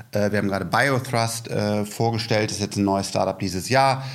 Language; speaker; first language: German; native; German